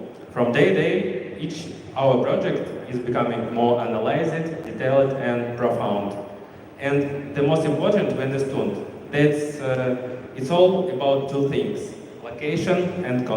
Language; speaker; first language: English; non-native, learner; Russian